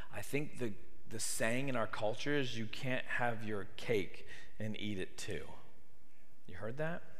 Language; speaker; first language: English; native; English